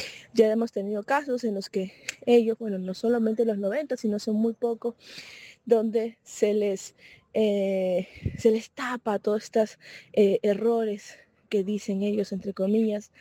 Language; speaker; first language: Spanish; native; Spanish